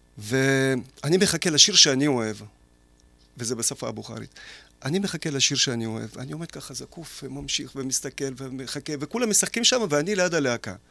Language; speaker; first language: Hebrew; early bilingual, other home language; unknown